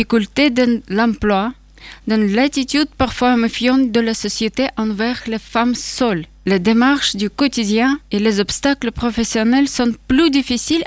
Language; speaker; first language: French; non-native, fluent; Ukrainian